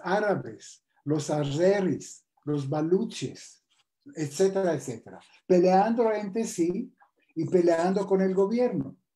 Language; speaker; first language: Spanish; non-native, fluent; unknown